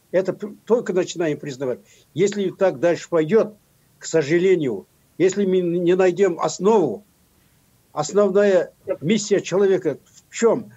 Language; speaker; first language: Russian; non-native, local second language; Kazakh